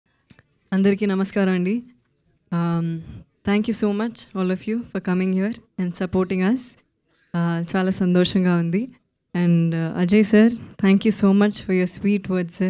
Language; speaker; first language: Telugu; non-native, fluent; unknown